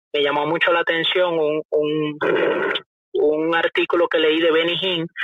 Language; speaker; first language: Spanish; native; Spanish